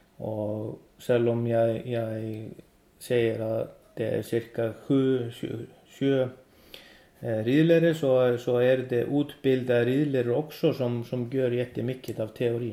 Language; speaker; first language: Swedish; non-native, learner; Icelandic